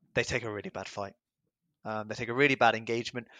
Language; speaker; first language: English; native; English